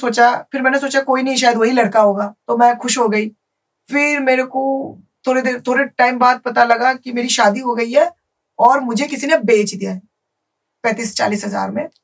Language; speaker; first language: Hindi; non-native, local second language; Bangla